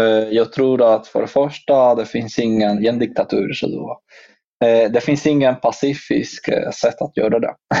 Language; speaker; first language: Swedish; non-native, fluent; Spanish